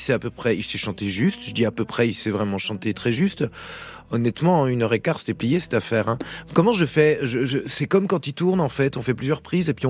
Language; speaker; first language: French; native; French